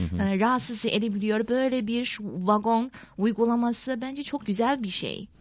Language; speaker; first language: Turkish; non-native, fluent; Chinese